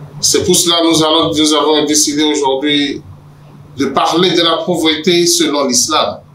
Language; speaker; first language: French; non-native, local second language; Yoruba